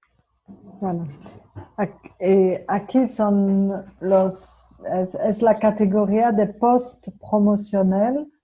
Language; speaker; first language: Spanish; non-native, fluent; French